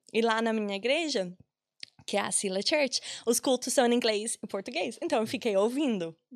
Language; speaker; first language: Portuguese; non-native, fluent; English